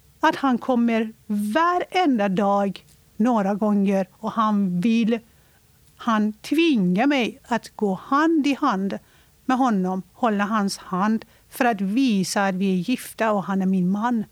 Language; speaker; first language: Swedish; non-native, fluent; Persian